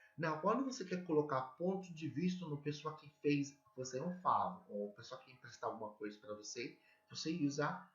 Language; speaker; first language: Portuguese; non-native, learner; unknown